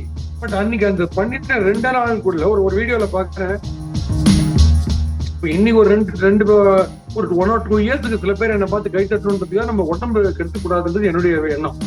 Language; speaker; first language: Tamil; native; Tamil